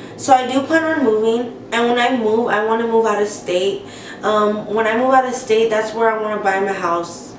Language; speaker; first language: English; native; English